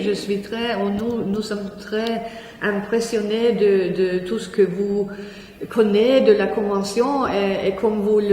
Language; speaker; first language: French; non-native, fluent; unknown